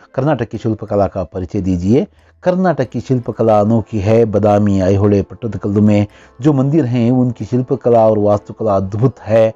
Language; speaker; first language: Hindi; non-native, local second language; Kannada